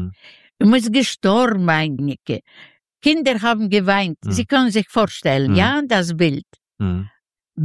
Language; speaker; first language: German; non-native, learner; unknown